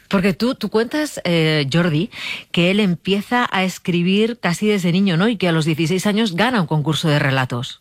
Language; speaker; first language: Spanish; native; Spanish